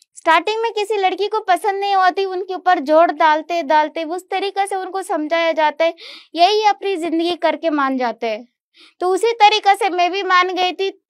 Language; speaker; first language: Hindi; non-native, local second language; Kannada